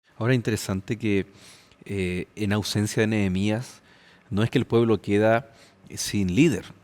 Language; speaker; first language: Spanish; native; Spanish